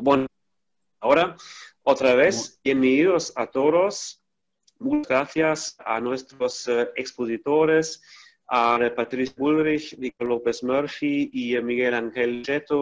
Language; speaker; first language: Spanish; non-native, fluent; German